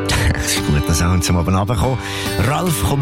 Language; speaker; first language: German; native; German